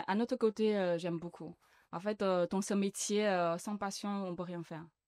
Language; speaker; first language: French; non-native, learner; Chinese